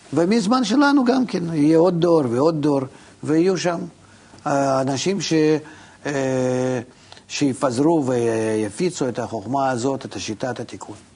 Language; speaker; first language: Hebrew; non-native, fluent; Russian